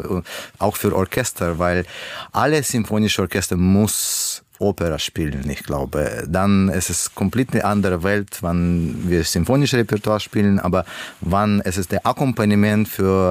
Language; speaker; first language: German; non-native, learner; Russian